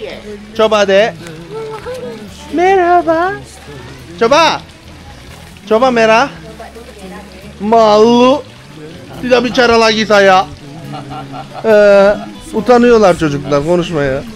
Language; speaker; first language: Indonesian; non-native, learner; Turkish